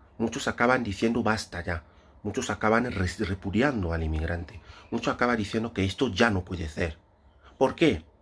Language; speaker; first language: Spanish; non-native, fluent; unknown